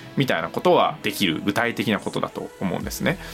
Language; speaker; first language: Japanese; native; Japanese